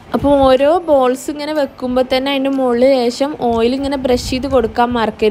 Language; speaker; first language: Malayalam; native; Malayalam